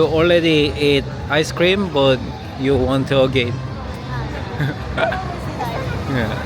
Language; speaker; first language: English; non-native, learner; Korean